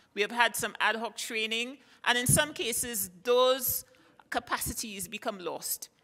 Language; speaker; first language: English; native; English